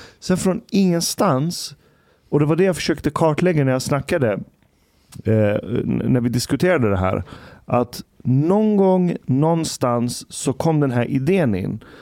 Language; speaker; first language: Swedish; early bilingual, other home language; Persian